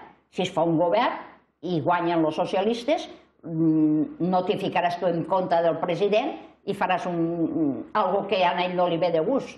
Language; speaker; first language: Catalan; native; Catalan